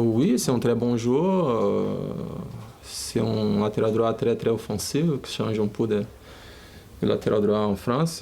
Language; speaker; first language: French; non-native, learner; Portuguese